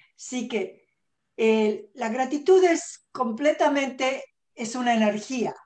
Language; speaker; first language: Spanish; native; Spanish